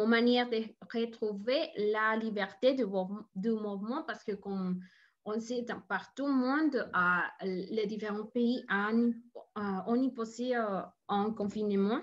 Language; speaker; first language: French; non-native, learner; Spanish